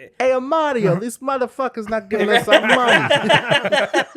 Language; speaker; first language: English; native; English